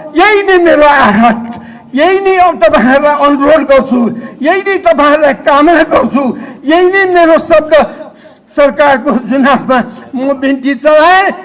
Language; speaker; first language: Nepali; non-native, local second language; Newari